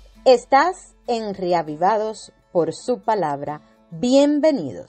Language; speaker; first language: Spanish; native; Spanish